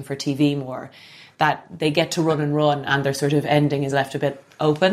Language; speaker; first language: English; native; English